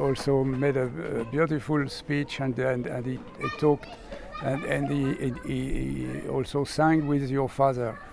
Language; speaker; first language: English; non-native, fluent; French